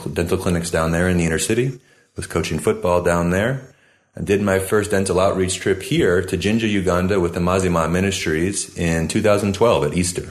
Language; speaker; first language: English; native; English